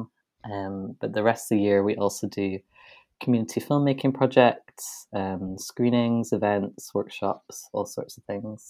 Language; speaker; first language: English; native; English